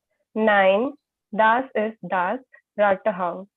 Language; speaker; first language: German; non-native, learner; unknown